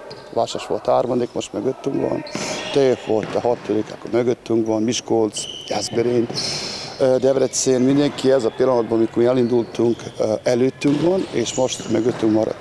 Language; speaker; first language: Hungarian; non-native, learner; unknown